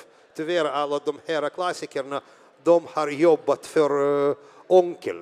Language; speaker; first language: Swedish; non-native, fluent; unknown